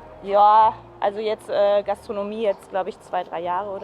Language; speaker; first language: German; native; German